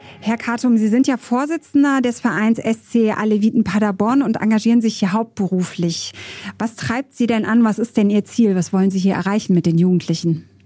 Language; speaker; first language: German; native; German